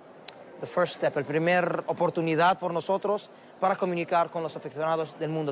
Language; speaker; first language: Spanish; non-native, learner; Arabic